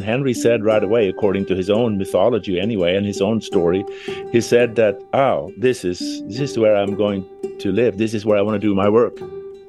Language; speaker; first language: English; non-native, fluent; Swedish